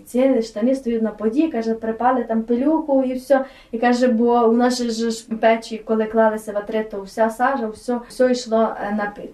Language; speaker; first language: Ukrainian; native; Ukrainian